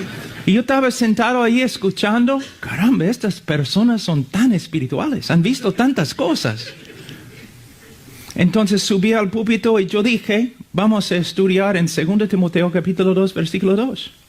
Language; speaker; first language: Spanish; non-native, fluent; English